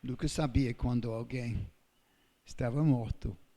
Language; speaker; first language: Portuguese; non-native, fluent; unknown